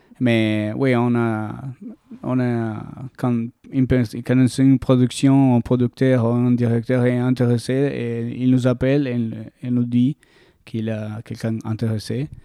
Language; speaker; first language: French; non-native, learner; Spanish